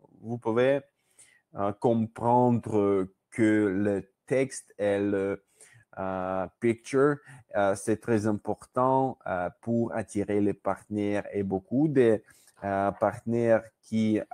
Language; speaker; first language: French; non-native, learner; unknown